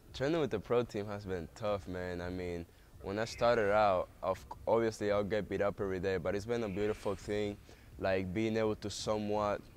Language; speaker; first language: English; early bilingual, other home language; Spanish